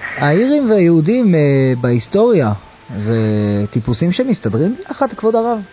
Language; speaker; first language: Hebrew; native; Hebrew